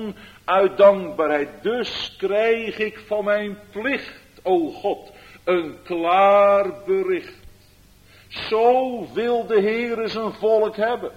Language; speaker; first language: Dutch; native; Dutch